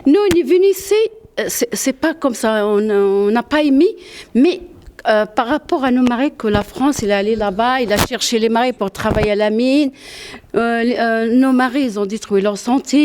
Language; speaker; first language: French; non-native, fluent; Arabic